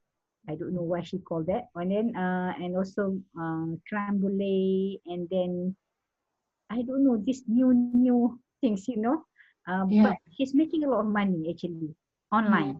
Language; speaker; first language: English; non-native, fluent; Malay